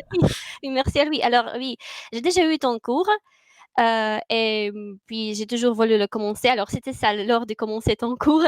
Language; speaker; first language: French; non-native, fluent; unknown